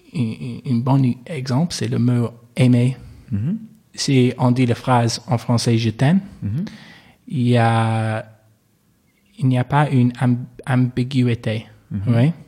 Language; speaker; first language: French; non-native, learner; English